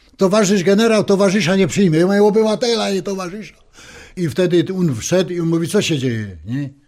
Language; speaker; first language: Polish; native; Polish